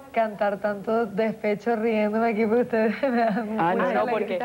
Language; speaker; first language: Spanish; native; Spanish